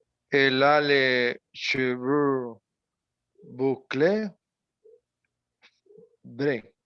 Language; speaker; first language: French; non-native, learner; Spanish